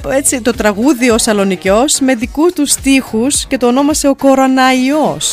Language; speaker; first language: Greek; native; Greek